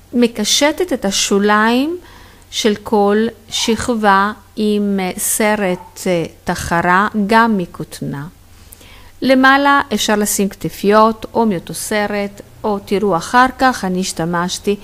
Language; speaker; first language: Hebrew; non-native, fluent; Italian